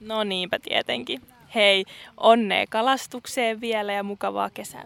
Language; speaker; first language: Finnish; native; Finnish